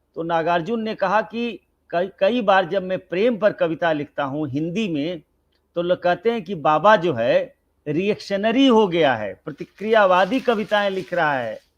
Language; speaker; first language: Hindi; non-native, local second language; Bhojpuri